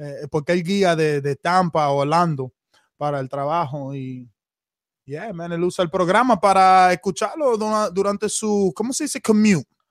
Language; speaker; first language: Spanish; early bilingual, heritage; Spanish